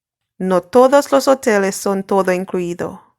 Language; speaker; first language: Spanish; non-native, fluent; English